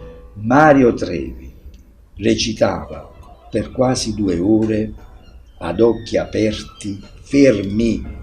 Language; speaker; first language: Italian; native; Italian